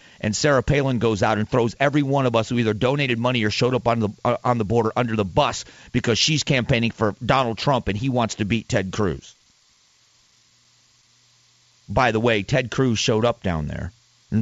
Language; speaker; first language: English; native; English